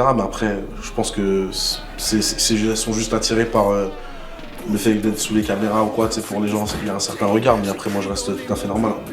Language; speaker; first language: French; native; French